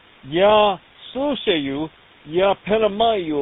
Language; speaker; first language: Russian; non-native, learner; English